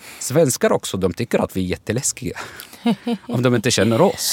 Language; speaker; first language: Swedish; non-native, fluent; Arabic